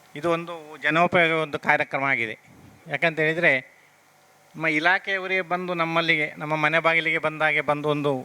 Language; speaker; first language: Kannada; native; Kannada